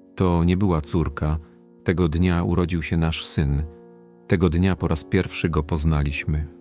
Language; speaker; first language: Polish; non-native, fluent; Kurdish